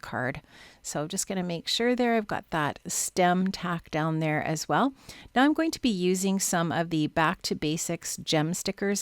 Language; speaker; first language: English; native; English